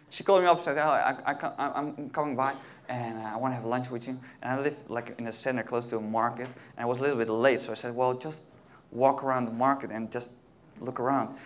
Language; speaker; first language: English; non-native, fluent; Dutch